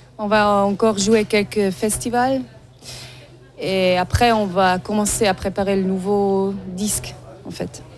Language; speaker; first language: French; non-native, local second language; Swiss German